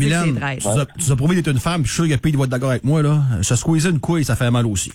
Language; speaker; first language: French; native; French